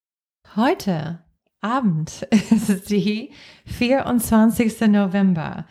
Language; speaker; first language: German; non-native, fluent; English